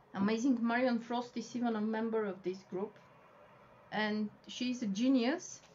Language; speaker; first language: English; non-native, fluent; Bulgarian